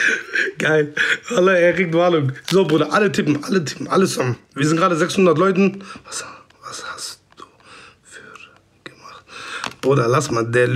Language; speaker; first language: German; non-native, fluent; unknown